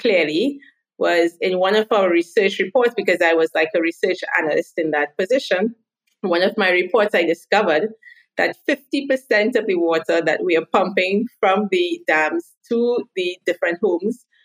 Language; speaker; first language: English; native; English